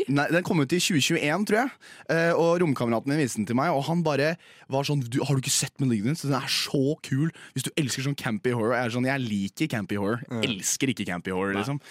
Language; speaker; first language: Norwegian; non-native, fluent; English